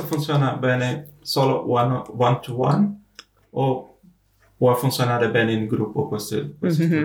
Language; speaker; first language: Italian; non-native, fluent; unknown